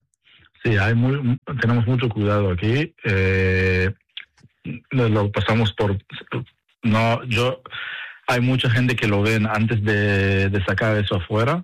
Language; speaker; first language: Spanish; early bilingual, heritage; Spanish